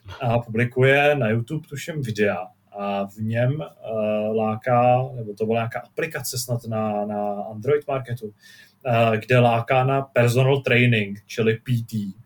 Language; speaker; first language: Czech; native; Czech